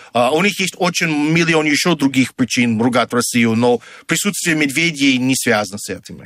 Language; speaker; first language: Russian; non-native, fluent; English